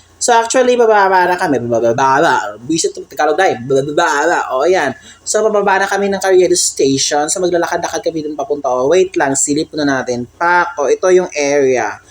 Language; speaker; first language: Filipino; non-native, local second language; Cebuano